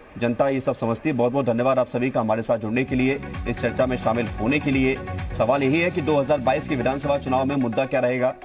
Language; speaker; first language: Hindi; native; Hindi